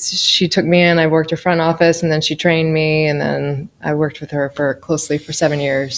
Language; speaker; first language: English; native; English